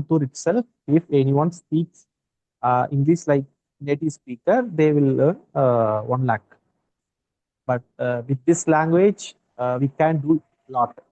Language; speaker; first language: English; non-native, learner; Tamil